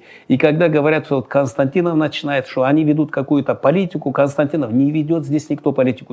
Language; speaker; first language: Russian; non-native, local second language; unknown